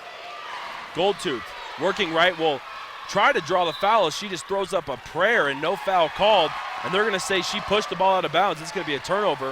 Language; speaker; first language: English; native; English